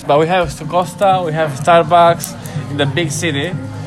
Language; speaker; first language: English; non-native, learner; Italian